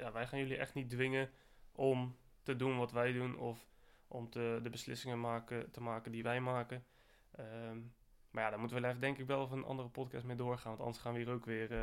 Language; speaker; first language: Dutch; native; Dutch